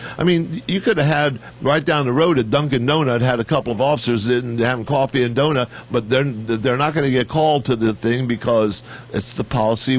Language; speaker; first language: English; native; English